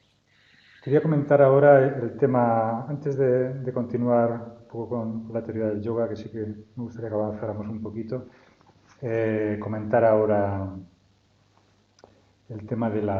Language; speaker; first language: Spanish; native; Spanish